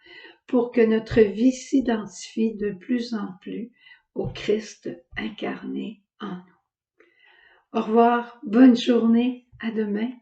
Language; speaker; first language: French; native; French